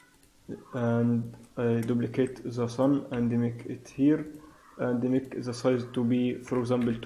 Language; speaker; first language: English; non-native, fluent; Arabic